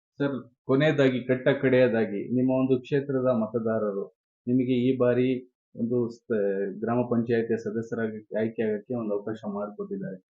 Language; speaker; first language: Kannada; native; Kannada